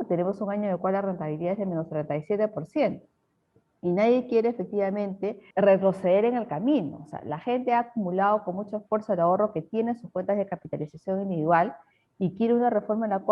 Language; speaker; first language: Spanish; native; Spanish